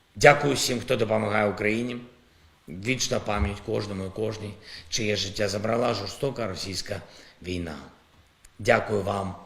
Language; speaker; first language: Ukrainian; non-native, local second language; Russian